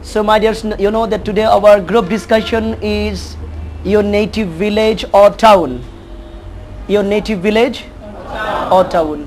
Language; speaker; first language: English; non-native, fluent; Bangla